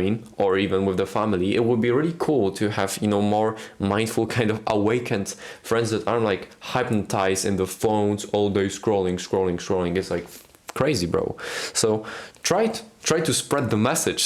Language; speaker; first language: English; non-native, fluent; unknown